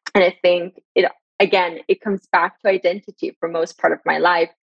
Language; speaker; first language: English; early bilingual, other home language; Persian